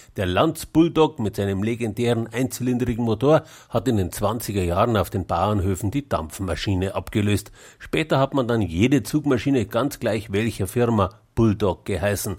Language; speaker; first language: German; native; German